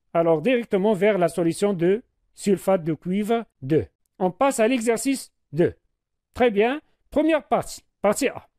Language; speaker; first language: French; non-native, local second language; Arabic